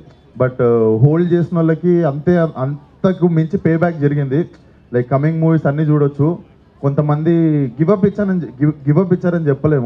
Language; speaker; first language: Telugu; native; Telugu